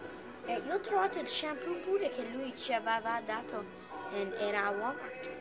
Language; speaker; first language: Italian; early bilingual, heritage; English